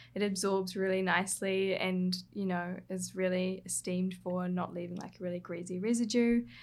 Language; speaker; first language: English; native; English